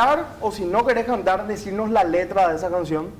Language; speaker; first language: Spanish; native; Spanish